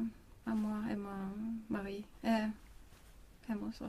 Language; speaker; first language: French; non-native, learner; Swedish